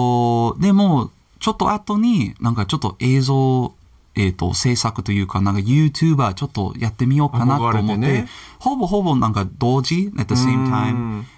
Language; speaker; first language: Japanese; non-native, learner; English